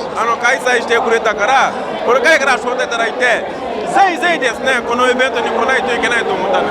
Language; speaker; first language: Japanese; non-native, fluent; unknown